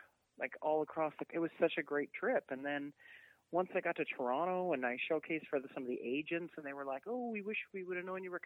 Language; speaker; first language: English; native; English